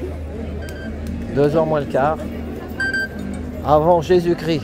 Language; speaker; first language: French; native; French